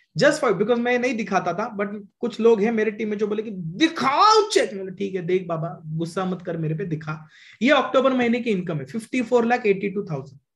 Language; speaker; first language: Hindi; non-native, local second language; Marathi